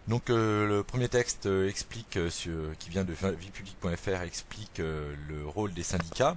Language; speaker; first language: French; native; French